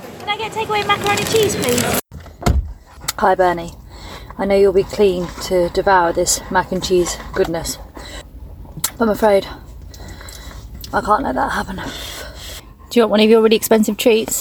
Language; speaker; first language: English; non-native, local second language; Polish